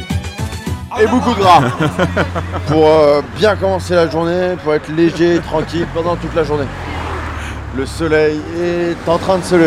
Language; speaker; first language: French; native; French